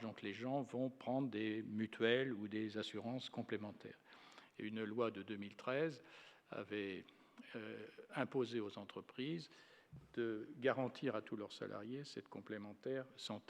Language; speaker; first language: French; native; French